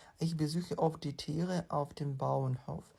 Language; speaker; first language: German; non-native, fluent; Ukrainian